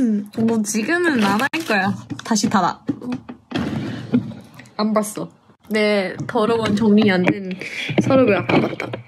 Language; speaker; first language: Korean; non-native, fluent; English